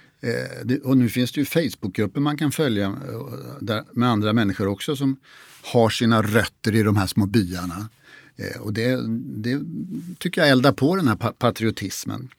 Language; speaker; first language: Swedish; native; Swedish